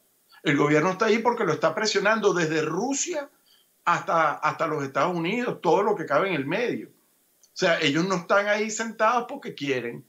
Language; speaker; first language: Spanish; native; Spanish